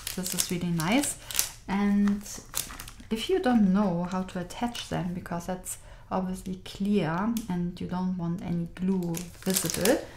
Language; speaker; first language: English; non-native, fluent; German